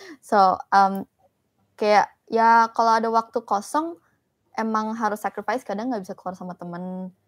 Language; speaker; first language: Indonesian; early bilingual, heritage; Indonesian